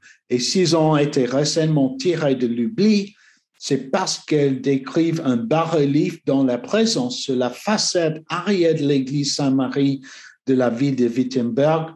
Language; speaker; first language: French; non-native, learner; English